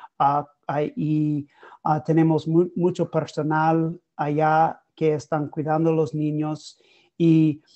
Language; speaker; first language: Spanish; non-native, learner; English